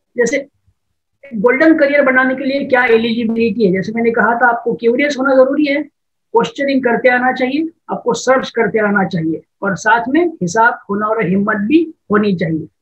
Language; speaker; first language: Hindi; non-native, local second language; Marathi